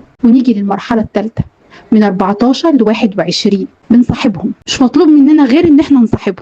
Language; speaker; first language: Arabic; native; Arabic